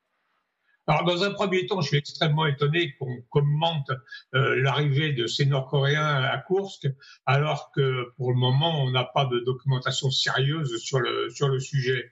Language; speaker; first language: French; native; French